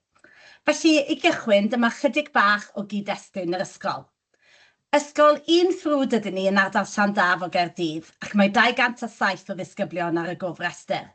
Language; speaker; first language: Welsh; native; Welsh